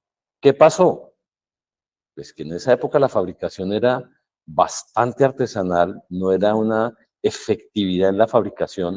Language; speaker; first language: Spanish; native; Spanish